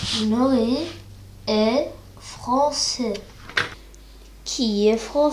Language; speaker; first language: French; non-native, learner; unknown